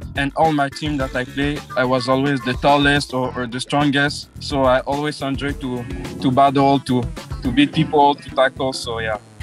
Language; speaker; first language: English; non-native, fluent; French